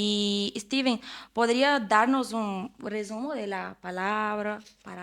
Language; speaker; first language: Spanish; non-native, fluent; Portuguese